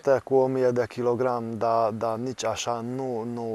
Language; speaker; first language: Romanian; non-native, local second language; Hungarian